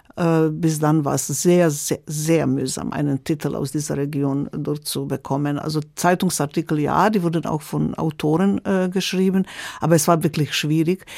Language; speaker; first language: German; non-native, fluent; Croatian